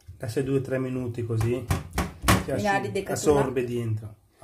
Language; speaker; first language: Italian; non-native, learner; Sinhala